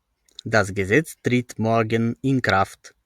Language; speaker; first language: German; non-native, fluent; Macedonian